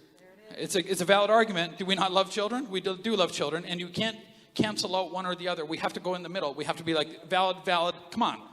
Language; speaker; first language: English; native; English